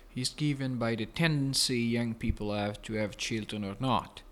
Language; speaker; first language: English; non-native, fluent; Italian